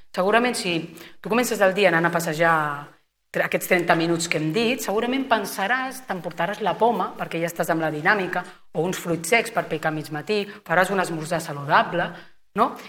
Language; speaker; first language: Catalan; native; Catalan